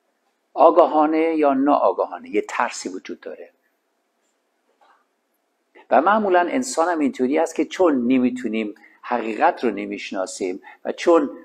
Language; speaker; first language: Persian; native; Persian